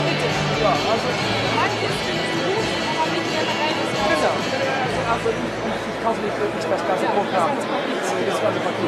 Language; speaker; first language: German; non-native, learner; English